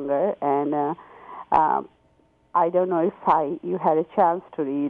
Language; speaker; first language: English; non-native, local second language; Hindi